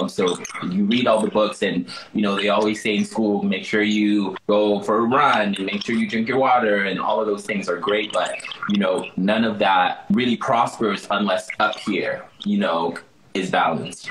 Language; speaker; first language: English; early bilingual, other home language; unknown